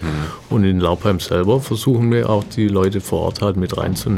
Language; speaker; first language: German; native; German